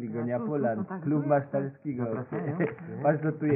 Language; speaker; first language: Polish; native; Polish